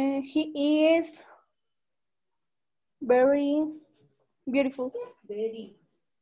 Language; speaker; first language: English; non-native, learner; Spanish